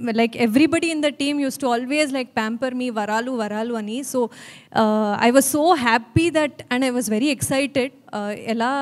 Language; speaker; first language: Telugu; non-native, learner; Kannada